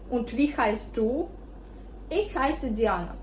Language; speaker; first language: German; non-native, fluent; Ukrainian